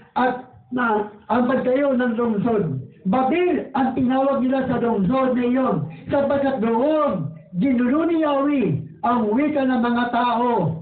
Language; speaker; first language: Filipino; non-native, local second language; Waray